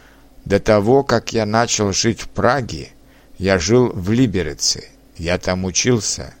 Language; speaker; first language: Russian; non-native, learner; Czech